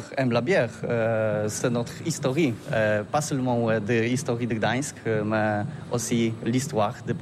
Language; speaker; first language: French; non-native, learner; Polish